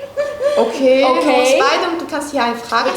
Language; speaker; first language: German; non-native, learner; Turkish